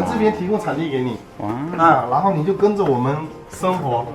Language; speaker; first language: Chinese; native; Chinese